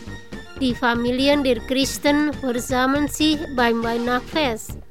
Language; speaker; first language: German; non-native, learner; Indonesian